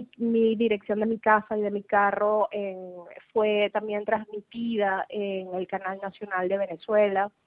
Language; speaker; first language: Spanish; native; Spanish